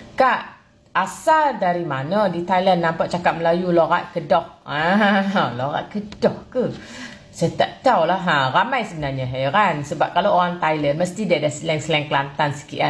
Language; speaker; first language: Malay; non-native, fluent; Thai